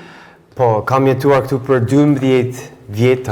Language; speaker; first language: Albanian; non-native, fluent; English